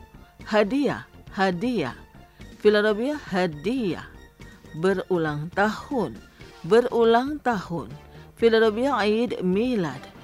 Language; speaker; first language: Arabic; non-native, fluent; Indonesian